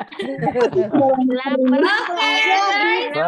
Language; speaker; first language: English; non-native, fluent; Indonesian